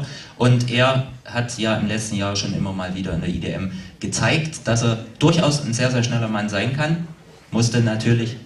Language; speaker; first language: German; native; German